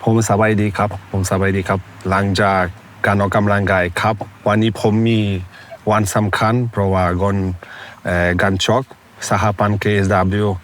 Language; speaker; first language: Thai; non-native, fluent; Polish